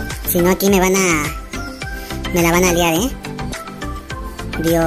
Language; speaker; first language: Spanish; native; Spanish